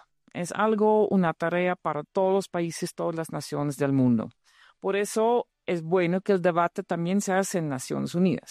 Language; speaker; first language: Spanish; non-native, fluent; Dutch